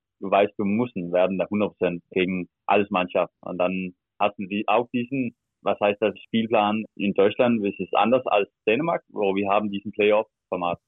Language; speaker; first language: German; non-native, learner; Danish